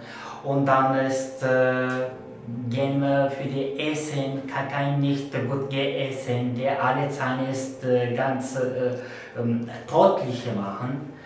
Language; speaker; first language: German; non-native, learner; Turkish